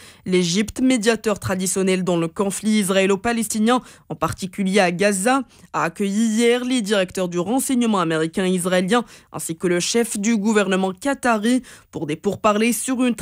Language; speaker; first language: French; non-native, local second language; Arabic